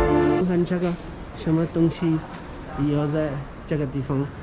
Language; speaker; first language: Chinese; non-native, learner; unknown